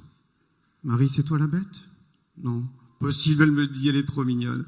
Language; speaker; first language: French; native; French